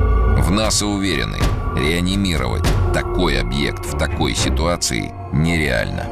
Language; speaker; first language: Russian; native; Russian